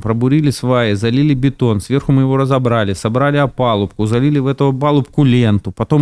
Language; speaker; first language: Russian; native; Russian